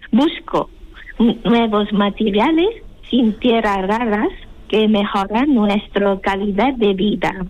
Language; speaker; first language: Spanish; non-native, learner; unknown